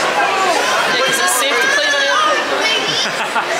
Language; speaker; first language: English; native; English